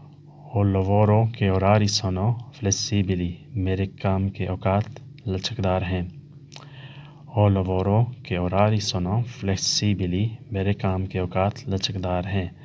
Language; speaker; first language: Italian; non-native, learner; Urdu